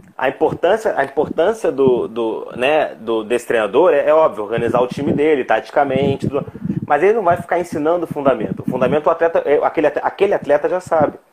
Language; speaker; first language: Portuguese; native; Portuguese